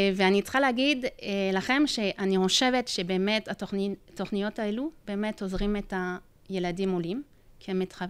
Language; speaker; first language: Hebrew; non-native, fluent; French